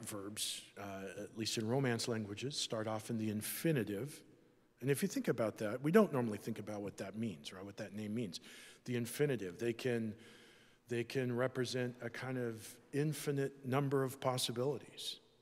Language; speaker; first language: English; native; English